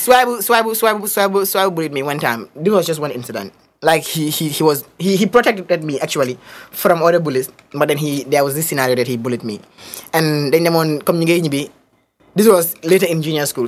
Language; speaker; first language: English; non-native, local second language; Wolof